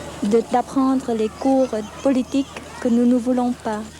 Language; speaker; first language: French; non-native, fluent; Khmer